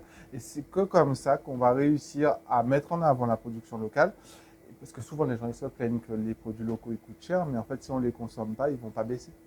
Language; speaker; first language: French; native; French